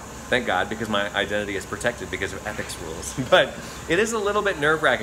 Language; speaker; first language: English; native; English